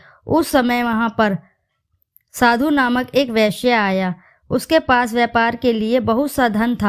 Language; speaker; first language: Hindi; native; Hindi